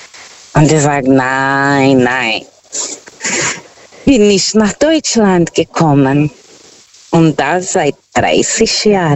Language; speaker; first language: German; non-native, fluent; Portuguese